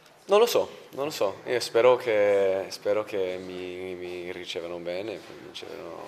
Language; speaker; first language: Italian; non-native, fluent; English